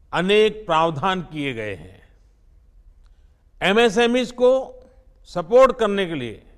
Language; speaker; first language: Hindi; non-native, local second language; Gujarati